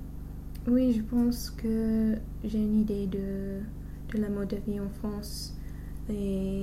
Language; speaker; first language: French; non-native, learner; English